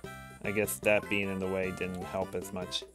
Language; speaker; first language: English; native; English